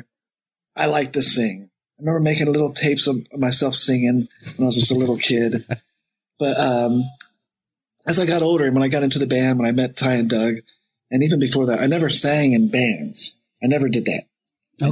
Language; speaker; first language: English; native; English